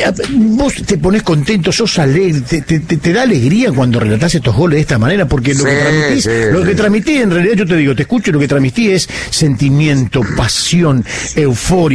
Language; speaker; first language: Spanish; native; Spanish